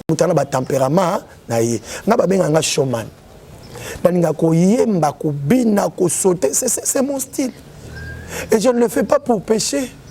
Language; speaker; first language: Lingala; native; Lingala